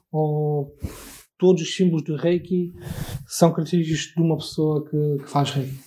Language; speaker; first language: Portuguese; native; Portuguese